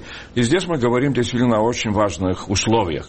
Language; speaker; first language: Russian; non-native, local second language; Lithuanian